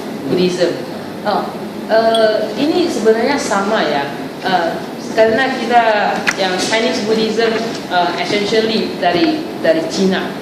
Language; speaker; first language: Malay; non-native, fluent; Chinese